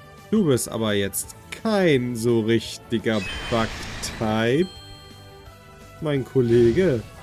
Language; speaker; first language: German; native; German